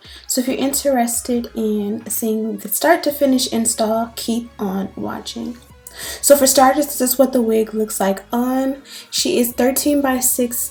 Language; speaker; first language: English; native; English